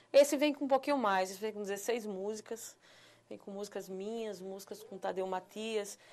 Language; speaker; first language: Portuguese; native; Portuguese